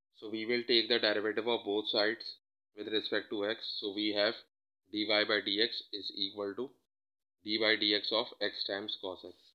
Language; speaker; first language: English; non-native, local second language; Urdu